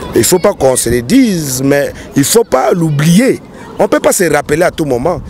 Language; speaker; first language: French; non-native, local second language; Lingala